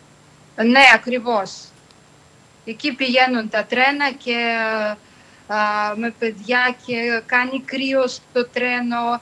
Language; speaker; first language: Greek; non-native, fluent; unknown